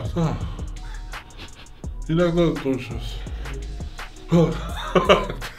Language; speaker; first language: Russian; non-native, fluent; Georgian